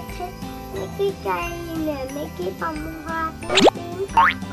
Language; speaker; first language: Vietnamese; early bilingual, heritage; Vietnamese